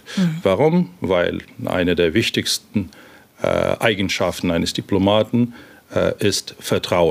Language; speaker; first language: German; non-native, fluent; Ukrainian